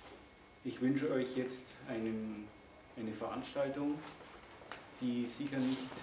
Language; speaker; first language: German; native; German